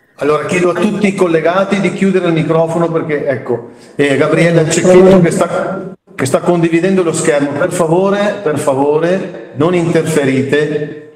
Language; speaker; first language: Italian; native; Italian